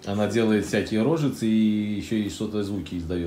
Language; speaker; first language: Russian; native; Russian